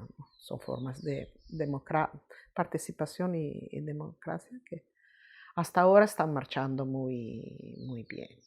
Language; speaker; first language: Spanish; non-native, fluent; Italian